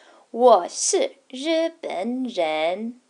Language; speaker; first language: Chinese; non-native, fluent; English